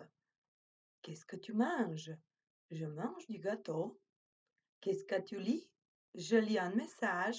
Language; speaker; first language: French; non-native, fluent; Macedonian